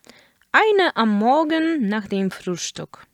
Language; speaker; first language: German; non-native, fluent; Polish